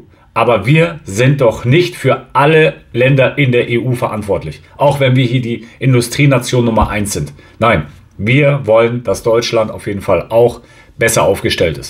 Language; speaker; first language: German; native; German